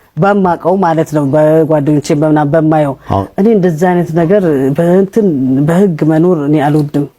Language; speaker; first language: Amharic; early bilingual, heritage; Amharic